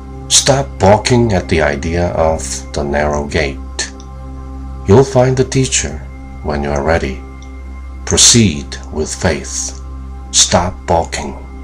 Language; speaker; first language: English; non-native, fluent; Korean